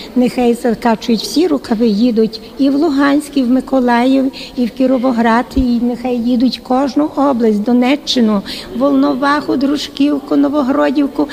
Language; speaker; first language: Ukrainian; native; Ukrainian